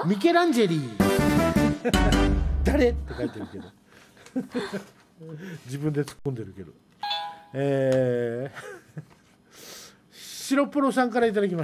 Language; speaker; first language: Japanese; native; Japanese